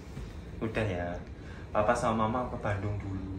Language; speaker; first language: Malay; non-native, local second language; Javanese